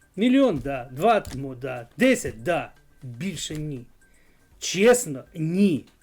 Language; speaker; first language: Ukrainian; native; Ukrainian